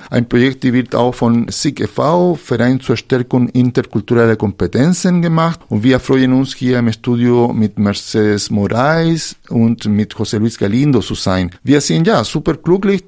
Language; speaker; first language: German; non-native, fluent; Spanish